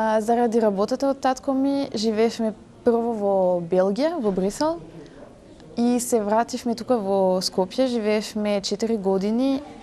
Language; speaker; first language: Macedonian; early bilingual, heritage; French